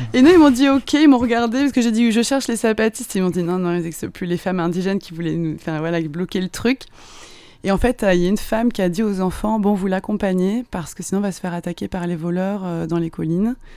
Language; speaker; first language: French; native; French